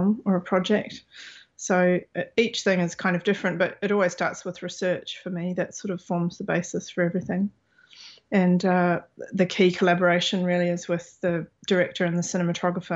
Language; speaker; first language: English; native; English